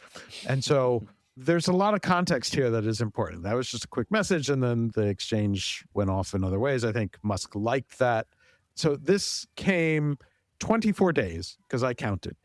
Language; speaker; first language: English; native; English